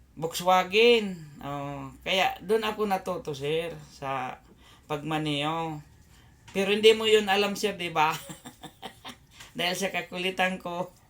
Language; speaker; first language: Filipino; non-native, local second language; Bikol